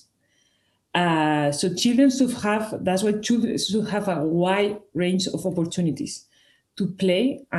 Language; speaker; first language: English; non-native, fluent; Spanish